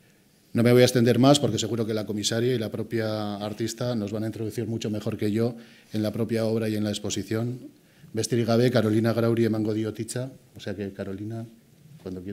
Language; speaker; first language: Spanish; native; Spanish